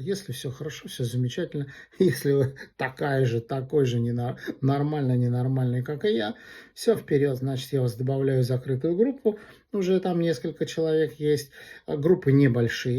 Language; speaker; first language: Russian; native; Russian